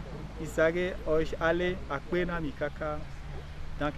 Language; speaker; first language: German; non-native, fluent; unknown